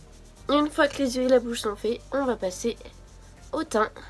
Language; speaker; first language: French; native; French